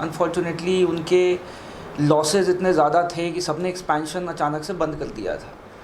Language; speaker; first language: Hindi; native; Hindi